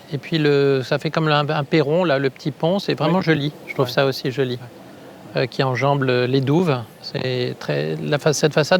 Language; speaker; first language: French; native; French